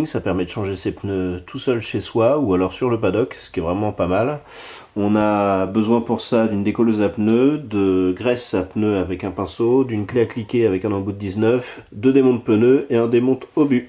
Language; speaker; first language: French; native; French